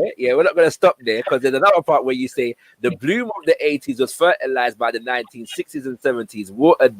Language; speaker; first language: English; native; English